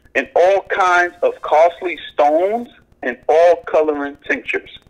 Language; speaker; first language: English; native; English